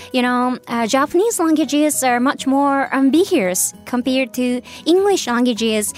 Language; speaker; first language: English; non-native, fluent; Japanese